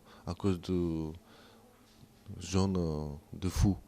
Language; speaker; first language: French; non-native, local second language; Kurdish